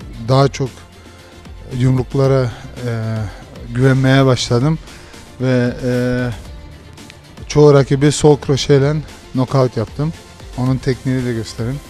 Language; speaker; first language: Turkish; early bilingual, heritage; Turkish